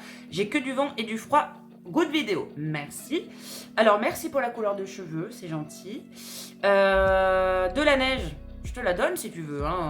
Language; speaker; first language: French; native; French